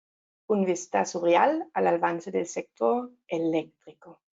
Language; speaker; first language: Spanish; non-native, learner; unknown